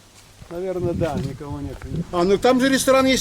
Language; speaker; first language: Russian; native; Russian